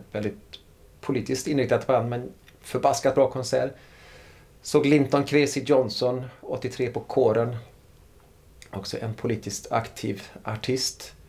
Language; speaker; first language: Swedish; native; Swedish